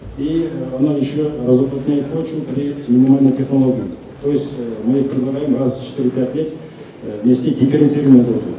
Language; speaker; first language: Russian; non-native, local second language; Kazakh